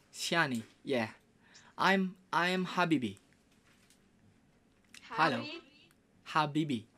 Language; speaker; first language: English; non-native, learner; Indonesian